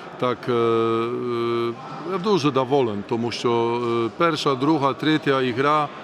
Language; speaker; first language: Ukrainian; non-native, learner; Polish